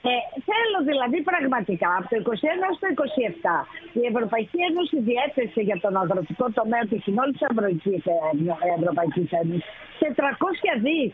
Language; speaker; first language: Greek; native; Greek